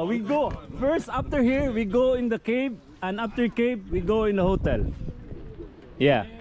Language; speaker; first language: English; non-native, learner; Filipino